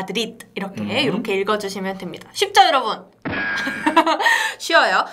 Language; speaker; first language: Korean; native; Korean